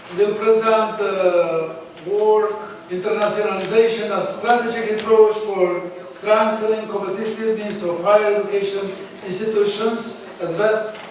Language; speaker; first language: English; non-native, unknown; Albanian